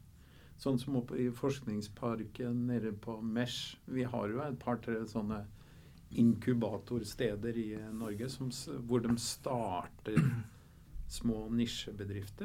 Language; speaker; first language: Norwegian; native; Norwegian